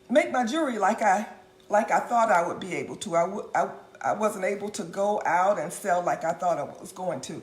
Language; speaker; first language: English; native; English